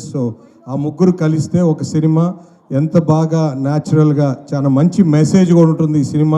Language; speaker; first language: Telugu; native; Telugu